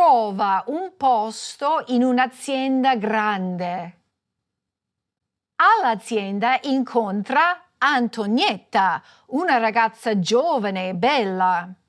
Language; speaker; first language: Italian; non-native, fluent; English